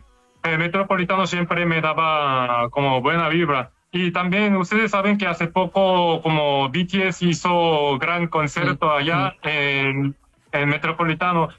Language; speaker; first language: Spanish; non-native, learner; Korean